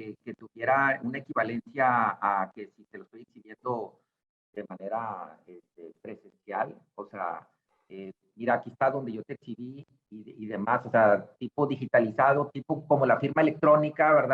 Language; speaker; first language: Spanish; native; Spanish